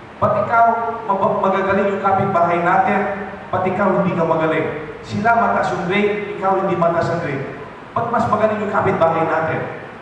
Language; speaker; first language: Filipino; non-native, local second language; Pampanga